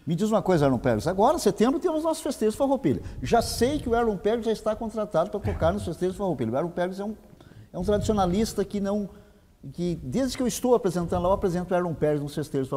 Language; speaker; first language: Portuguese; native; Portuguese